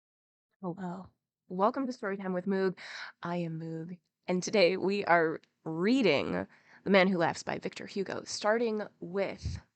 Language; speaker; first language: English; native; English